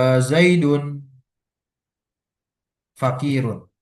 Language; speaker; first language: Arabic; non-native, fluent; Indonesian